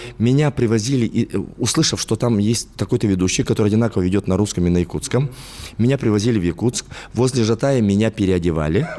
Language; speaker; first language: Russian; non-native, local second language; Yakut